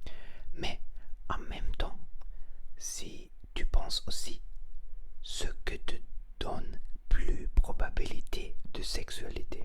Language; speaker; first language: French; non-native, learner; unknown